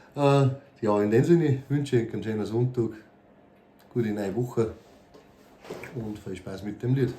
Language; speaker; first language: German; native; German